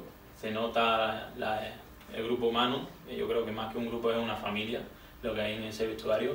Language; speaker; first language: Spanish; native; Spanish